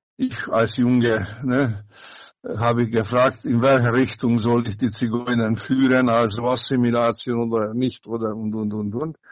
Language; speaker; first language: German; non-native, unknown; Hungarian